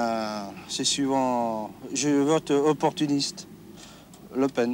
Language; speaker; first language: French; native; French